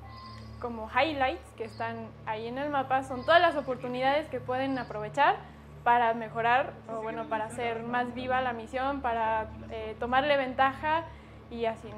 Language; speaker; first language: Spanish; native; Spanish